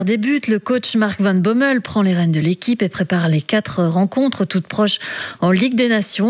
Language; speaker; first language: French; native; French